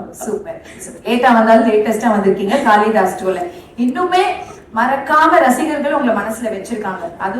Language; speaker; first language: Tamil; native; Tamil